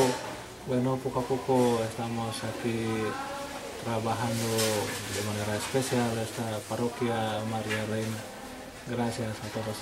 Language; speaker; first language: Spanish; non-native, learner; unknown